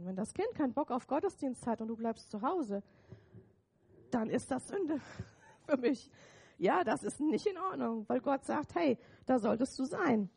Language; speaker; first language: German; native; German